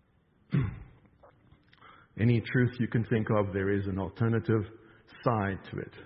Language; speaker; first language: English; native; English